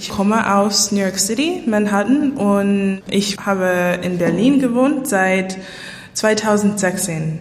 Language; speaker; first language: German; non-native, fluent; English